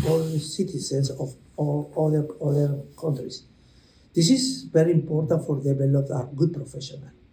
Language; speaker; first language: English; non-native, learner; Spanish